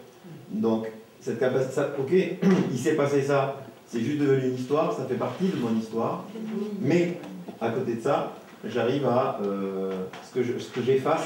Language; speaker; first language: French; native; French